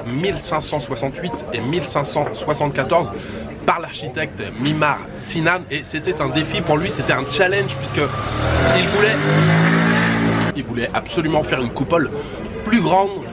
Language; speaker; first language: French; native; French